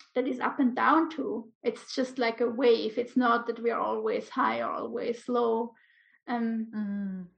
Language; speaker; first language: English; non-native, fluent; German